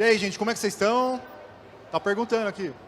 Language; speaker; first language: Portuguese; native; Portuguese